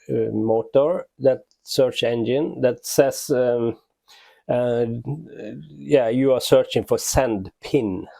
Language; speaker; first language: English; non-native, fluent; Norwegian